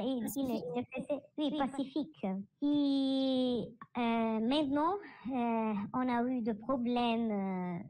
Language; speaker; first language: French; non-native, learner; Italian